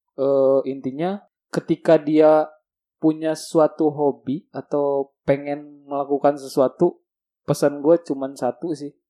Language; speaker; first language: Indonesian; native; Indonesian